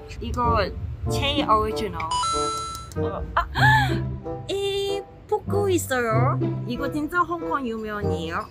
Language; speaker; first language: Korean; non-native, learner; Cantonese